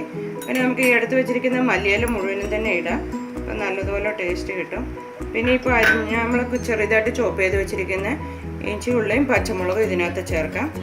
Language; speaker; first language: Malayalam; native; Malayalam